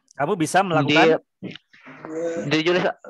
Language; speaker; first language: Indonesian; native; Indonesian